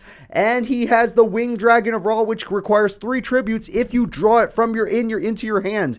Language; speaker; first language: English; native; English